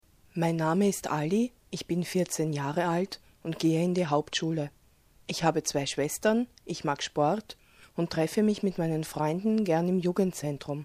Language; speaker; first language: German; early bilingual, other home language; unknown